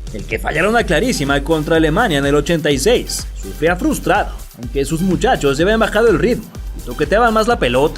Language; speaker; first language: Spanish; native; Spanish